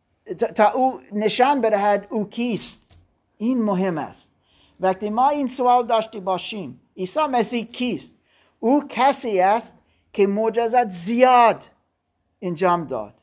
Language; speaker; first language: Persian; non-native, learner; German